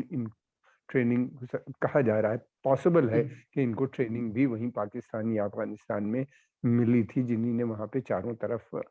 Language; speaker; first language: Hindi; native; Hindi